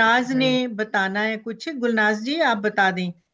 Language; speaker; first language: Hindi; non-native, local second language; Punjabi